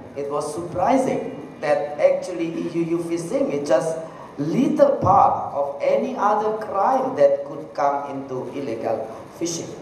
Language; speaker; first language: English; non-native, fluent; Indonesian